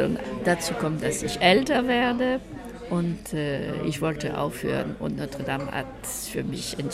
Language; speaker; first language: German; non-native, fluent; French